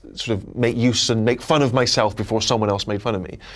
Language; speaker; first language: English; native; English